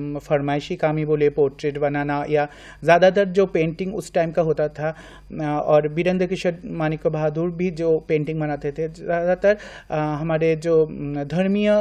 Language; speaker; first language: Hindi; non-native, local second language; Bangla